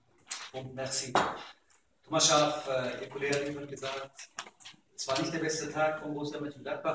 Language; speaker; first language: German; non-native, local second language; French